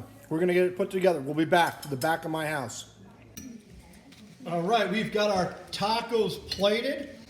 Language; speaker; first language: English; native; English